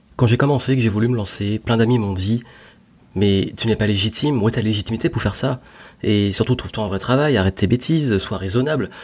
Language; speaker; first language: French; native; French